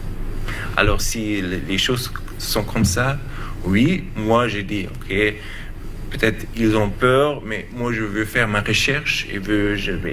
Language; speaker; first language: French; non-native, learner; German